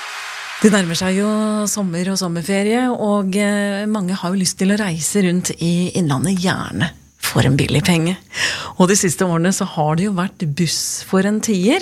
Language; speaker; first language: Norwegian; native; Norwegian